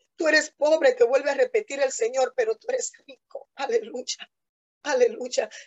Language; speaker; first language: Spanish; native; Spanish